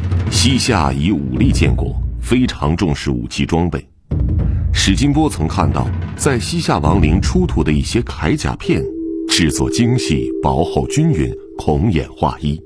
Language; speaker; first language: Chinese; native; Chinese